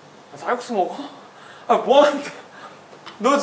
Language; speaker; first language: Korean; native; Korean